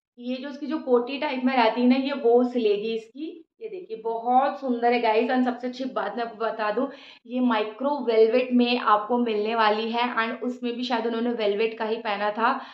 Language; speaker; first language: Hindi; native; Hindi